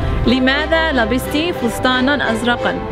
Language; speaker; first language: Arabic; non-native, learner; English